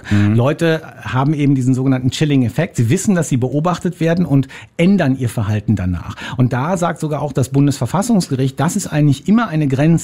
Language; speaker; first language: German; native; German